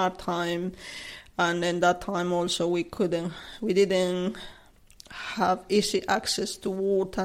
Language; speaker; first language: English; non-native, learner; Spanish